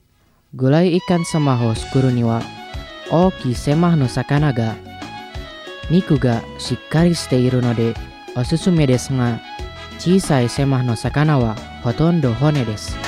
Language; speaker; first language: Japanese; non-native, fluent; Indonesian